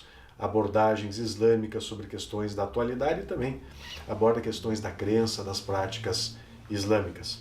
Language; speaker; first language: Portuguese; native; Portuguese